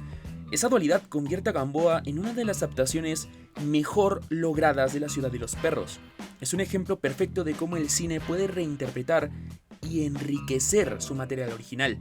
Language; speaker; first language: Spanish; native; Spanish